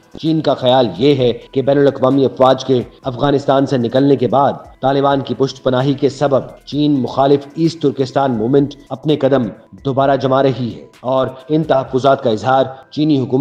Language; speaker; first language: Urdu; native; Urdu